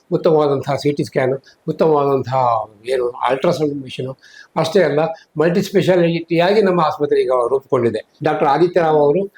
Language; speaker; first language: Kannada; native; Kannada